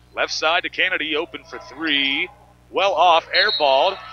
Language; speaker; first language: English; native; English